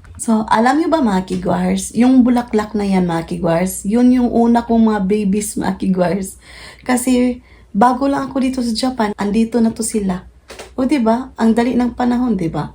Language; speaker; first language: Filipino; non-native, local second language; Cebuano